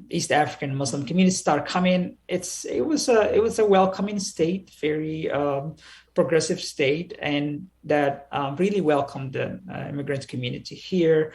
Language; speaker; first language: English; early bilingual, other home language; Somali